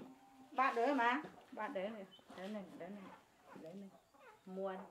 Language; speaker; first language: Vietnamese; non-native, local second language; Hmong